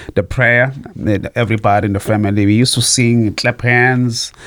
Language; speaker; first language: English; non-native, fluent; Zulu